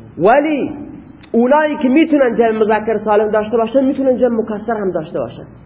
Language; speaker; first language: Persian; non-native, local second language; Baluchi